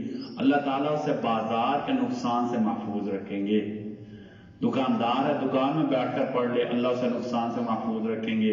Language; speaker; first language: Urdu; native; Urdu